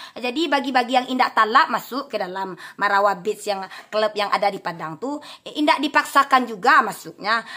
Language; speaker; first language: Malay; non-native, local second language; Minangkabau